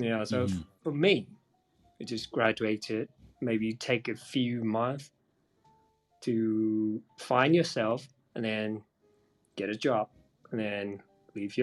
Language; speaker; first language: English; non-native, fluent; Thai